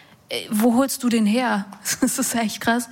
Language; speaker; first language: German; native; German